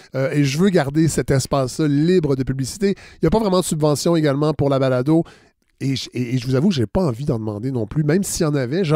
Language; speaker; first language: French; native; French